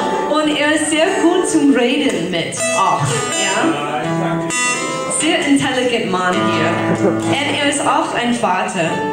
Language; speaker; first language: German; non-native, learner; English